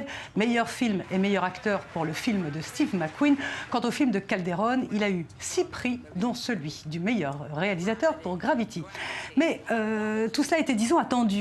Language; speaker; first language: French; native; French